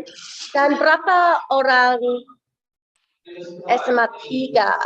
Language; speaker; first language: Indonesian; non-native, fluent; English